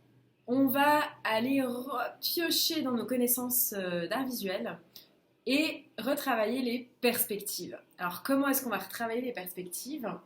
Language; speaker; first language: French; native; French